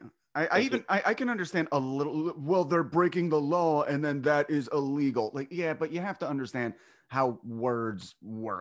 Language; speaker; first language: English; native; English